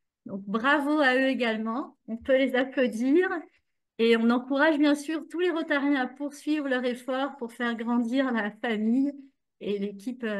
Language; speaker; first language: French; native; French